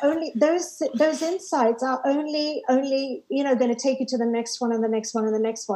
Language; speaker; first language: English; native; English